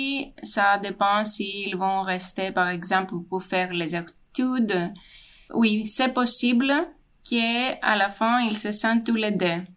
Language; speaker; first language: French; non-native, fluent; Greek